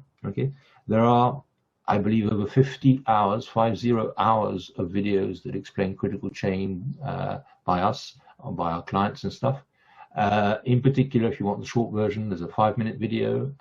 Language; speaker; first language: English; non-native, fluent; French